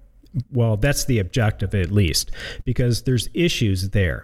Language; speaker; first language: English; native; English